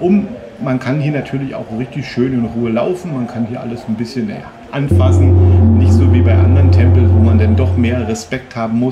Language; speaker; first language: German; native; German